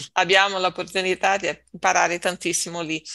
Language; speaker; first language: Italian; non-native, learner; Portuguese